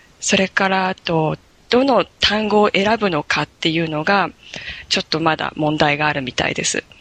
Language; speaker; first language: Japanese; native; Japanese